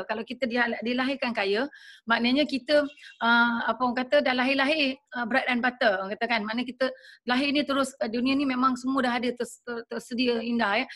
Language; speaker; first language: Malay; native; Malay